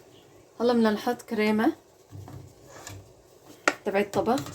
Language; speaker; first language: Arabic; native; Arabic